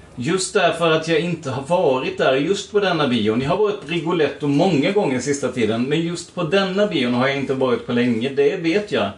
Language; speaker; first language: Swedish; native; Swedish